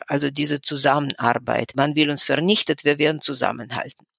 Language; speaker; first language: German; non-native, fluent; Russian